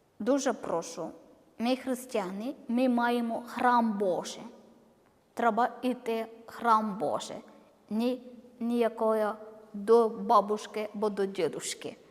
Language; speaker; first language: Ukrainian; non-native, learner; Malayalam